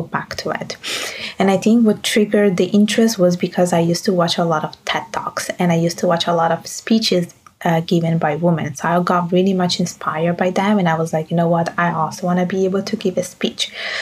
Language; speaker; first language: English; non-native, fluent; Italian